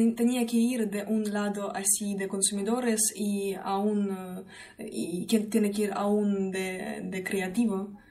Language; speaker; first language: Spanish; non-native, learner; Russian